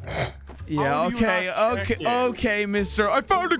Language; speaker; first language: English; native; English